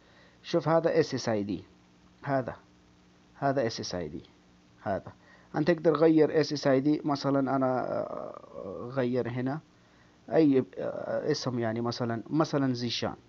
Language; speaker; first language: Arabic; non-native, learner; Urdu